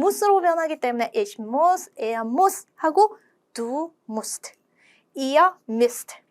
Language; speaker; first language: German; non-native, fluent; Korean